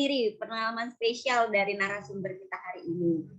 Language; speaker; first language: Indonesian; native; Indonesian